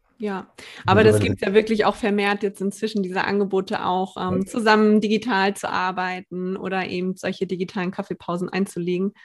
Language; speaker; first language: German; native; German